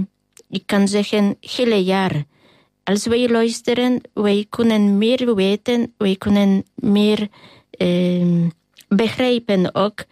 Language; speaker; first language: Dutch; non-native, learner; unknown